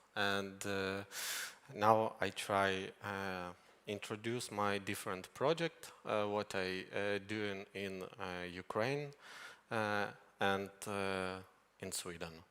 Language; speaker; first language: English; non-native, learner; Ukrainian